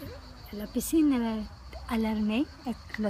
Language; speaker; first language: French; non-native, learner; English